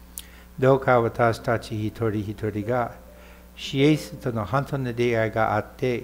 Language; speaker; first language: Japanese; non-native, fluent; English